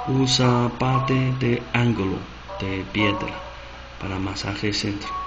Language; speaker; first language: Spanish; non-native, learner; Chinese